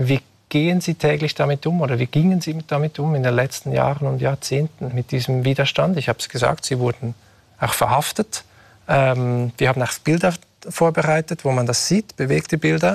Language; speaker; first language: German; native; German